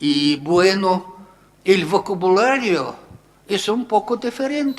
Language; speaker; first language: Spanish; non-native, fluent; Russian